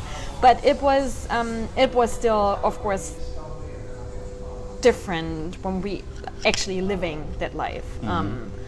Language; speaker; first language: English; non-native, fluent; German